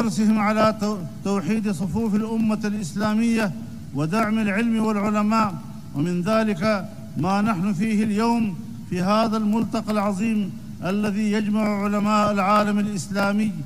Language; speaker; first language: Arabic; non-native, fluent; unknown